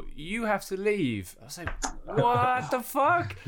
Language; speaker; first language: English; native; English